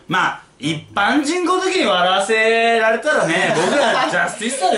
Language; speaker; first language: Japanese; native; Japanese